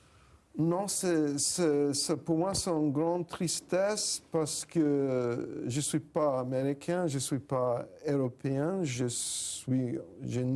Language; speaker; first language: French; non-native, fluent; English